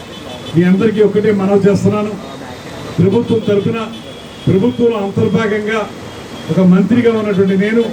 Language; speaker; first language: Telugu; native; Telugu